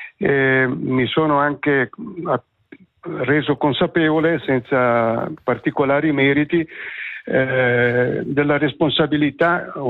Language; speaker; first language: Italian; native; Italian